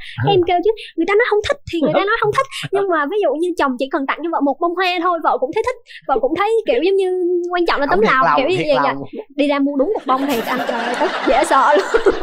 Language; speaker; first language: Vietnamese; native; Vietnamese